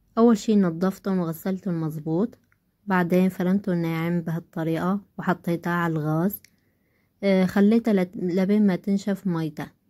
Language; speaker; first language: Arabic; non-native, local second language; Kurdish